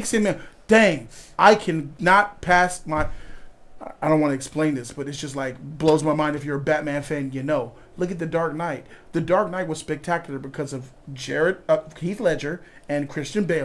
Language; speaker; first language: English; native; English